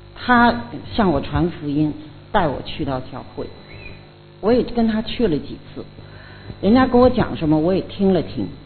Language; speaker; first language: Chinese; native; Chinese